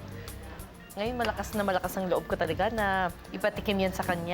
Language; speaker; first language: Filipino; native; Filipino